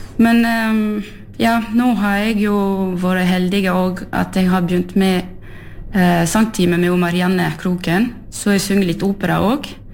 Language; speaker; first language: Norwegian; non-native, fluent; French